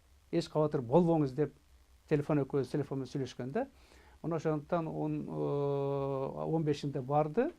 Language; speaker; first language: Kyrgyz; native; Kyrgyz